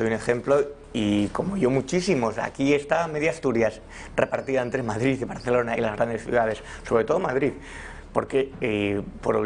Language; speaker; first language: Spanish; native; Spanish